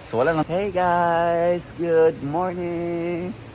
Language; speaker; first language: Filipino; non-native, local second language; Cebuano